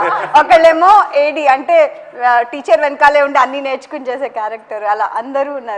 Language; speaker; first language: Telugu; native; Telugu